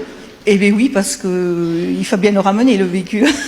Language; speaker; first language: French; native; French